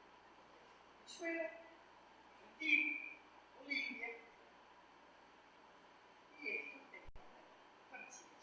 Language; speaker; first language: Portuguese; non-native, learner; Spanish